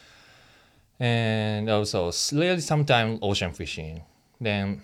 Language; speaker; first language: English; non-native, learner; Japanese